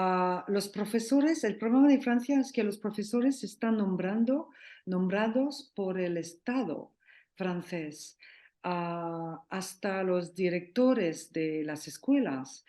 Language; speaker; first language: Spanish; non-native, fluent; French